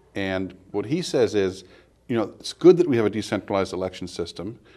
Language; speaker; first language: English; native; English